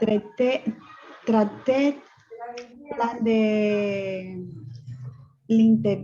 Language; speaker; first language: French; non-native, learner; Spanish